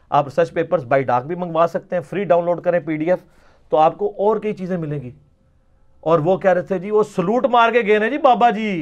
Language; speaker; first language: Urdu; non-native, local second language; Punjabi